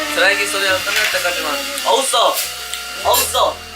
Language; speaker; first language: Korean; native; Korean